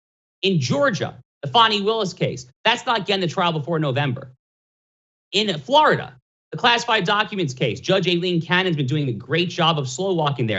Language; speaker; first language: English; native; English